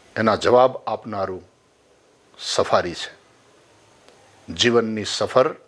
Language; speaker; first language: Gujarati; native; Gujarati